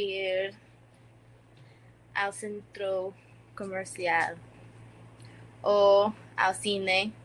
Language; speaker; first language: Spanish; non-native, learner; English